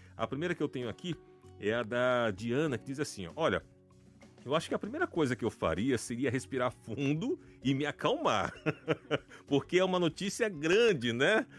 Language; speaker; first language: Portuguese; native; Portuguese